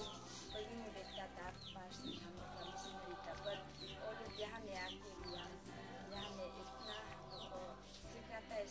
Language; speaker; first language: Hindi; non-native, local second language; Adi